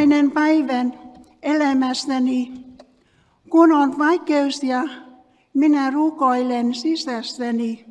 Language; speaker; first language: Finnish; non-native, learner; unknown